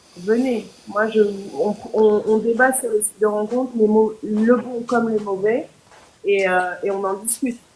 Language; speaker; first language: French; non-native, local second language; Haitian Creole